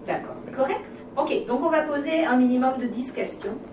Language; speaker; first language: French; non-native, fluent; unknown